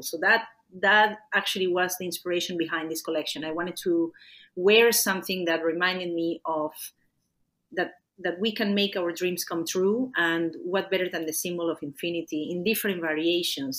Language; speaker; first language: English; non-native, fluent; Spanish